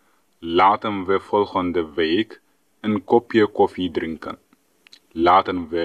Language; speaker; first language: Dutch; non-native, fluent; Tigrinya